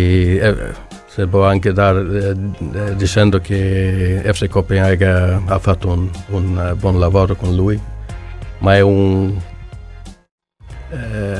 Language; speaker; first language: Italian; non-native, learner; Swedish